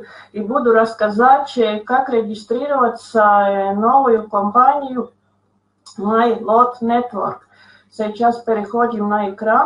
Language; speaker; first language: Russian; non-native, local second language; Latvian